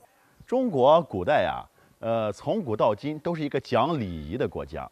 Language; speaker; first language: Chinese; native; Chinese